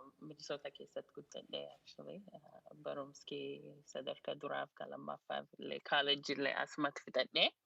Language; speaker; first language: Oromo; early bilingual, heritage; Oromo